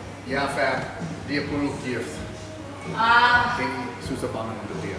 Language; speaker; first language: Indonesian; non-native, fluent; English